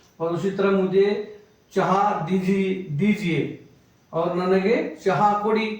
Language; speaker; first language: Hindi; non-native, local second language; Kannada